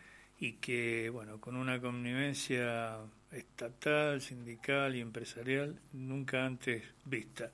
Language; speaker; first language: Spanish; native; Spanish